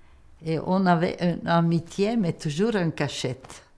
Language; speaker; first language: French; non-native, local second language; Macedonian